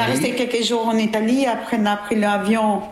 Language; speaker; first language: French; non-native, learner; Albanian